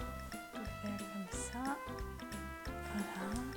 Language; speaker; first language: French; non-native, learner; Japanese